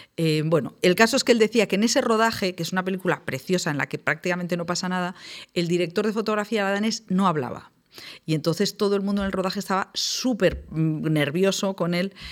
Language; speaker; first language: Spanish; native; Spanish